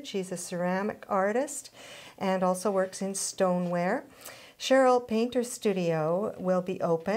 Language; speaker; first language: English; native; English